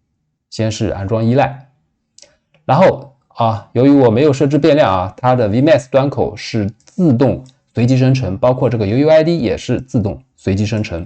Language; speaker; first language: Chinese; native; Chinese